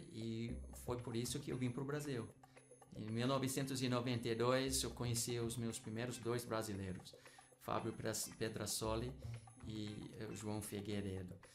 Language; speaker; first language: Portuguese; non-native, fluent; English